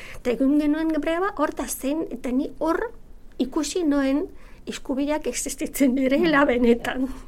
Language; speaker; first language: Basque; non-native, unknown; Bulgarian